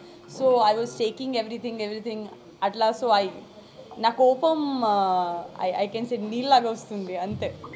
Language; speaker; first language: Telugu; non-native, learner; Gujarati